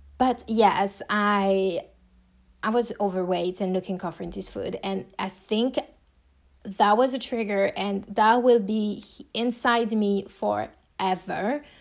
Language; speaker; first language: English; non-native, fluent; French